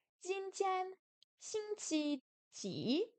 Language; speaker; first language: Chinese; non-native, learner; French